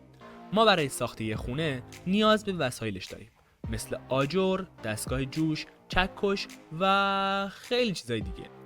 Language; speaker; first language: Persian; native; Persian